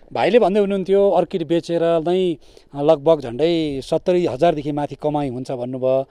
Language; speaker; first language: Nepali; native; Nepali